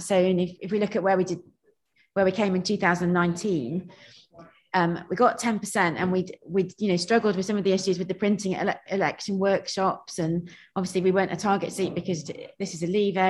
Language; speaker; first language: English; native; English